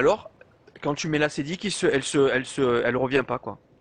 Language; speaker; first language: French; native; French